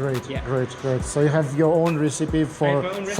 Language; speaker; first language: English; non-native, learner; Russian